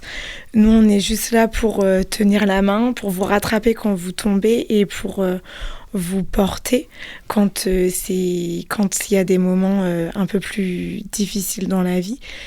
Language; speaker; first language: French; native; French